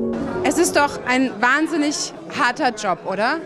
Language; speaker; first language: German; native; German